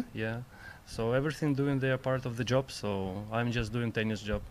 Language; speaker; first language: English; non-native, learner; Ukrainian